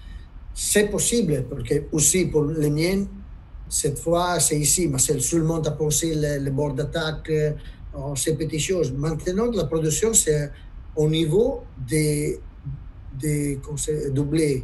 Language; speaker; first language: French; non-native, learner; Italian